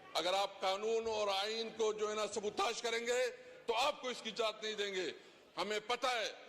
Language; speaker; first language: Urdu; non-native, local second language; Pashto